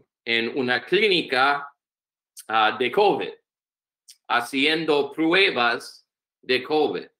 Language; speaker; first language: Spanish; non-native, learner; English